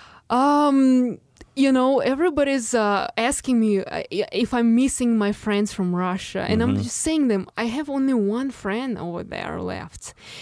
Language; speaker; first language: English; non-native, fluent; Russian